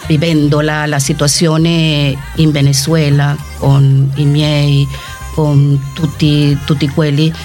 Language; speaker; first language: Italian; non-native, fluent; Spanish